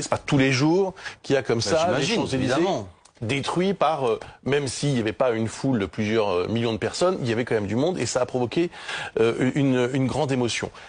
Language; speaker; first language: French; native; French